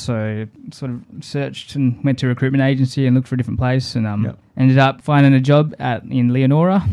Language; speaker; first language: English; native; English